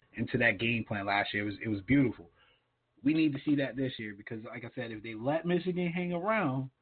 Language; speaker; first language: English; native; English